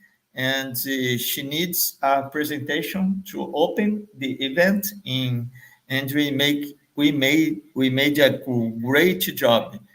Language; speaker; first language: English; non-native, fluent; Portuguese